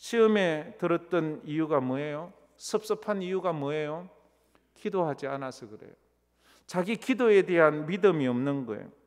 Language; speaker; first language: Korean; native; Korean